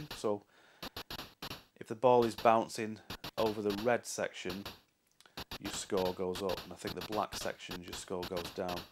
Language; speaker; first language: English; native; English